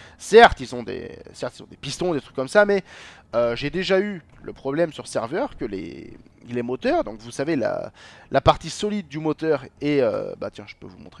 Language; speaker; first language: French; native; French